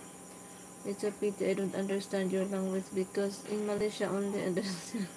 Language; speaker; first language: English; non-native, learner; Cebuano